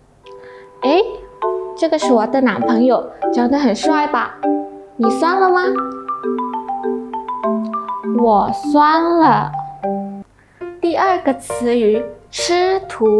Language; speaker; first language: Chinese; non-native, learner; Indonesian